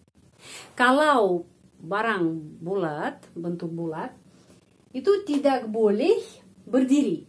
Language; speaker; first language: Indonesian; non-native, fluent; Russian